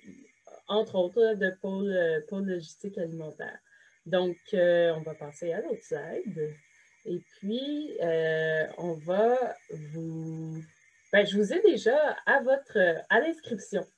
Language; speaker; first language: French; native; French